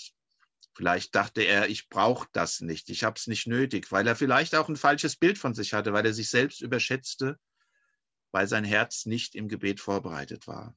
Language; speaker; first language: German; native; German